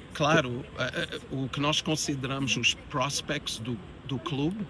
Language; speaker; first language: Portuguese; early bilingual, heritage; English